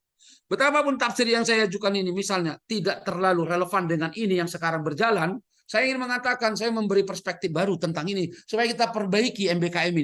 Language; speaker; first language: Indonesian; native; Indonesian